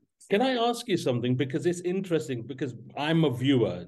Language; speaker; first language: English; native; English